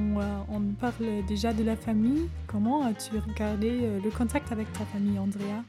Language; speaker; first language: French; non-native, fluent; German